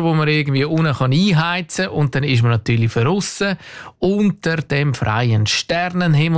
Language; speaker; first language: German; native; German